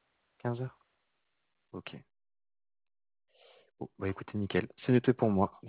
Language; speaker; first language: French; native; French